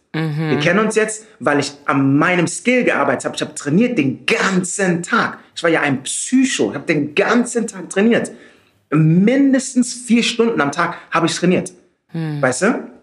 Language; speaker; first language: German; native; German